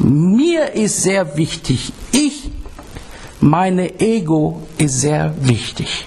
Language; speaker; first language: German; non-native, learner; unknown